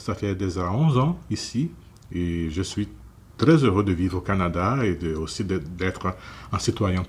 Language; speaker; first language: French; non-native, fluent; Portuguese